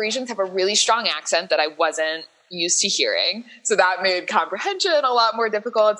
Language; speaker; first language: English; native; English